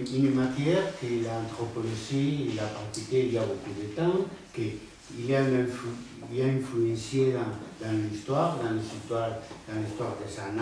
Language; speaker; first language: French; non-native, fluent; Spanish